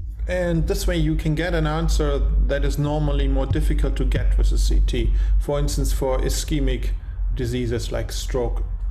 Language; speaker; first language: English; non-native, fluent; German